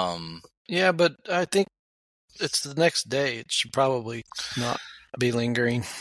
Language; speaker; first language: English; native; English